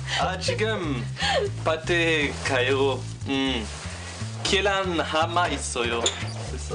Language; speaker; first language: Korean; non-native, learner; French